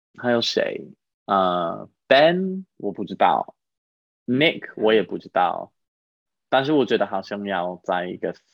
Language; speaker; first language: Chinese; non-native, fluent; English